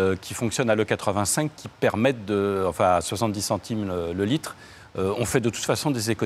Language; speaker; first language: French; native; French